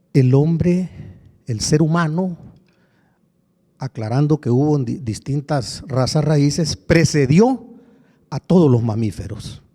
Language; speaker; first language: Spanish; native; Spanish